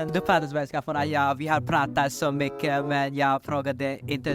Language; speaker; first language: Swedish; non-native, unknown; Filipino